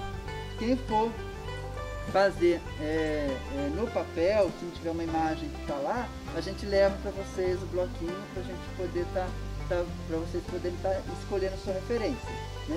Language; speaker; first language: Portuguese; native; Portuguese